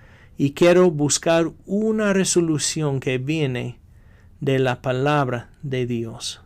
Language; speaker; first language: Spanish; non-native, fluent; English